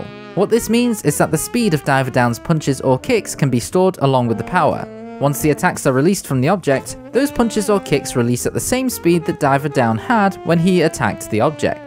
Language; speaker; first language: English; native; English